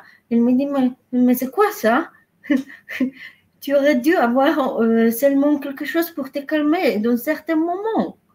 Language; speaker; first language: French; non-native, fluent; Polish